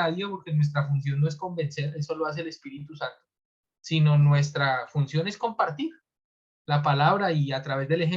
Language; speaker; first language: Spanish; native; Spanish